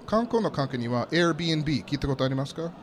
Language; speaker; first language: Japanese; non-native, learner; English